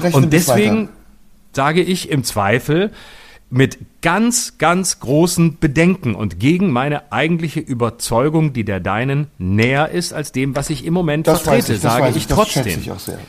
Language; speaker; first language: German; native; German